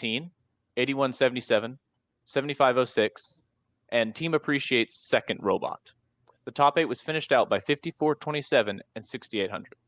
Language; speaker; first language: English; native; English